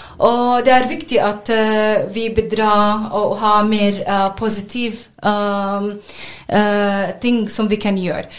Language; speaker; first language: Norwegian; non-native, learner; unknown